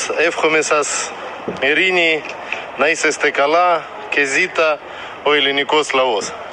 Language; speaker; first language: Greek; non-native, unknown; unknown